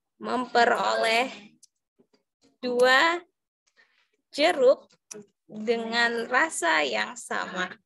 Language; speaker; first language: Indonesian; native; Indonesian